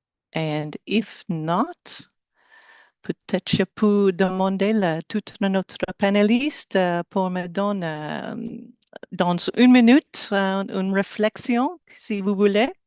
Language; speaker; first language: French; non-native, learner; English